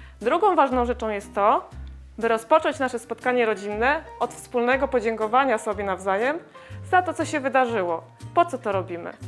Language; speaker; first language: Polish; native; Polish